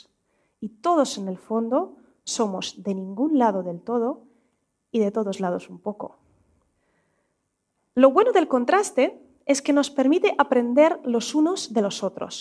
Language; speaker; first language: Spanish; non-native, fluent; Russian